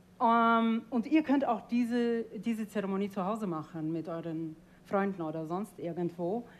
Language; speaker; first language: German; non-native, fluent; Tajik